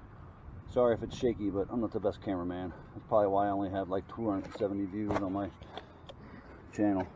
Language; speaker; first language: English; native; English